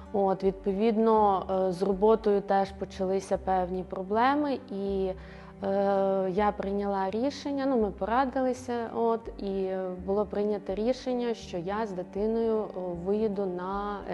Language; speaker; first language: Ukrainian; native; Ukrainian